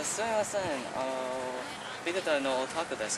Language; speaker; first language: Japanese; non-native, learner; English